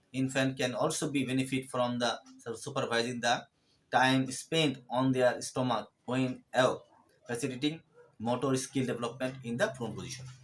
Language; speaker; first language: English; non-native, local second language; Bangla